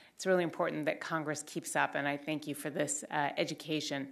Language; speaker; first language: English; native; English